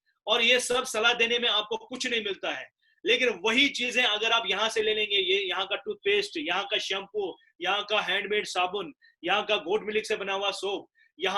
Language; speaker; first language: Hindi; non-native, local second language; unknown